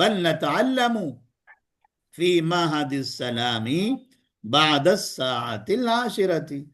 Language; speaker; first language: Arabic; non-native, fluent; Urdu